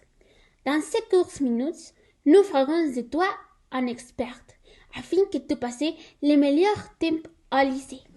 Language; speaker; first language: French; non-native, learner; Spanish